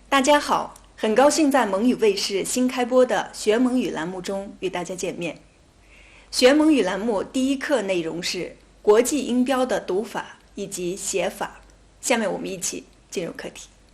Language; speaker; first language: Chinese; non-native, local second language; Mongolian